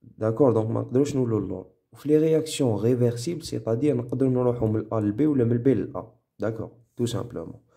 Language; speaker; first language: French; non-native, local second language; Arabic